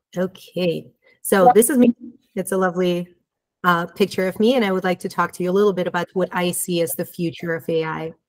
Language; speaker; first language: English; early bilingual, other home language; Romanian